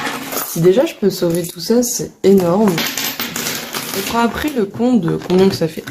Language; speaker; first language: French; native; French